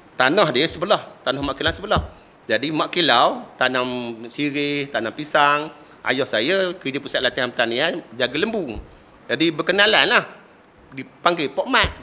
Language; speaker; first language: Malay; native; Malay